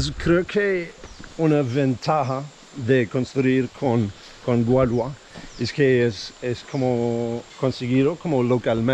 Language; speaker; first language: Spanish; non-native, fluent; English